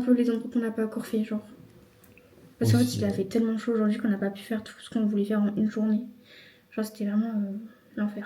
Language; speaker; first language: French; native; French